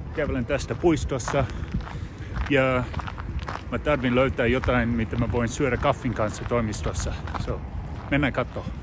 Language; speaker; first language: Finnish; non-native, learner; English